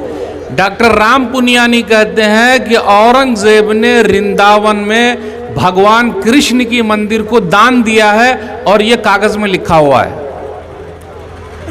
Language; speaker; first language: Hindi; native; Hindi